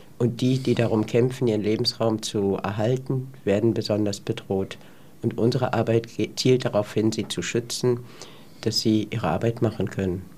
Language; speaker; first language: German; native; German